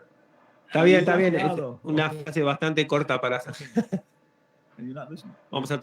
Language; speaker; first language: Spanish; native; Spanish